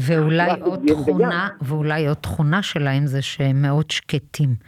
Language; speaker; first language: Hebrew; native; Hebrew